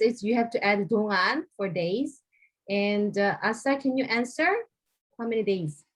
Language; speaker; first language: English; non-native, fluent; Korean